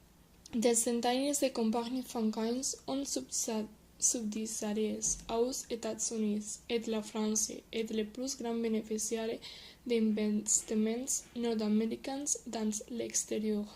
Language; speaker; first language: French; non-native, learner; Spanish